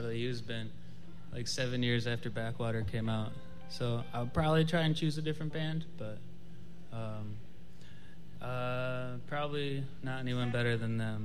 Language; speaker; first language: English; native; English